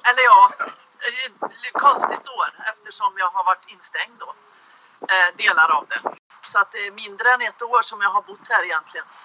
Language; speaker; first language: Swedish; native; Swedish